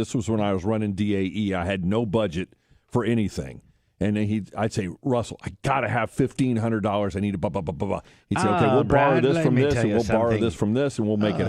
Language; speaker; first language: English; native; English